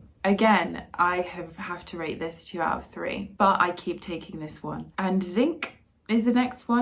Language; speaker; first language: English; native; English